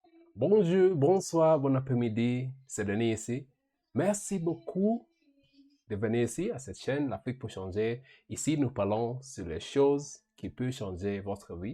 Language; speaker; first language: French; non-native, learner; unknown